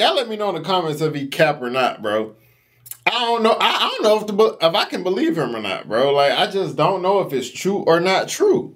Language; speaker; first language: English; native; English